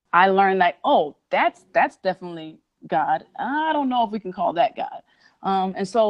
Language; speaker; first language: English; native; English